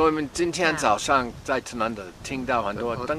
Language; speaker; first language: Chinese; non-native, fluent; English